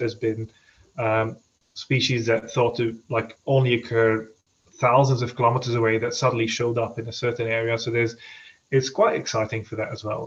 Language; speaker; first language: English; non-native, fluent; Dutch